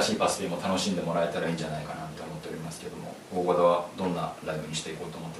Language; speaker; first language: Japanese; native; Japanese